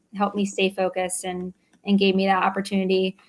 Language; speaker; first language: English; native; English